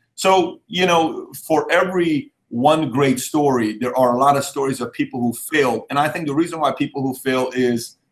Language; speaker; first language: English; early bilingual, other home language; Persian